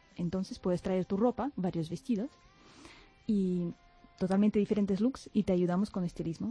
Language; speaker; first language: Spanish; non-native, fluent; Russian